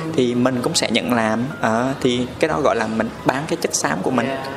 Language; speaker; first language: Vietnamese; native; Vietnamese